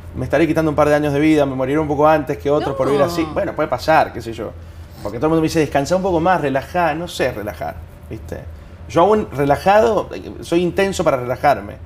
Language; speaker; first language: Spanish; native; Spanish